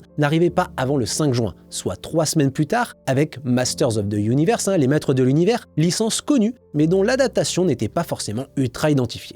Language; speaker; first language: French; native; French